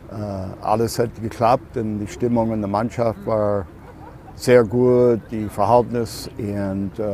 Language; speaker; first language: German; non-native, learner; English